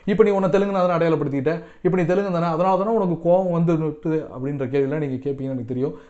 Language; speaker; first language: Tamil; non-native, local second language; Telugu